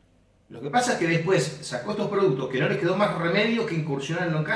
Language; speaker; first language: Spanish; native; Spanish